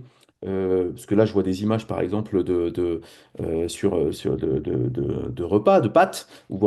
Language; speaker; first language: French; native; French